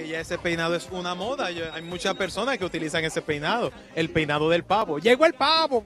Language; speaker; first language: Spanish; native; Spanish